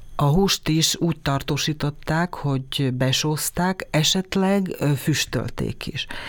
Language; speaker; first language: Hungarian; native; Hungarian